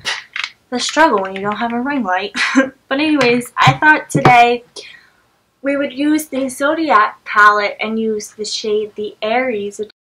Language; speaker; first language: English; native; English